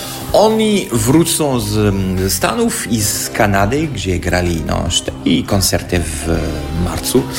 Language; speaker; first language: Polish; non-native, fluent; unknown